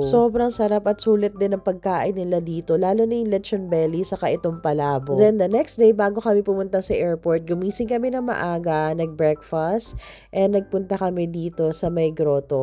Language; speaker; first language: Filipino; native; Filipino